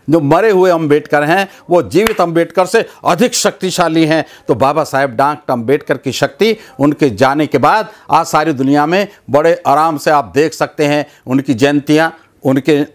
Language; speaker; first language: Hindi; native; Hindi